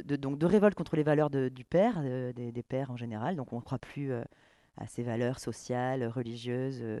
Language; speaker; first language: French; native; French